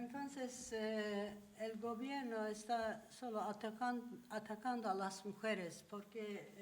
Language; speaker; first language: Spanish; non-native, learner; Turkish